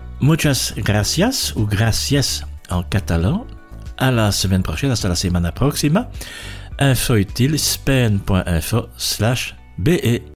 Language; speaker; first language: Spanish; non-native, fluent; French